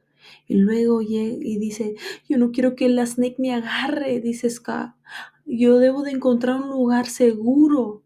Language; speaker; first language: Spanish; early bilingual, heritage; Spanish